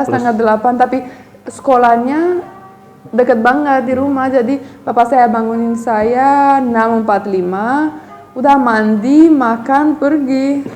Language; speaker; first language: Indonesian; non-native, fluent; Romanian